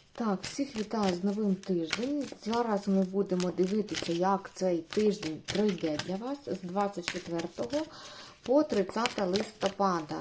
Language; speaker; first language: Ukrainian; non-native, local second language; Russian